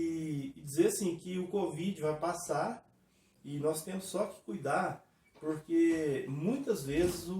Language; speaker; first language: Portuguese; native; Portuguese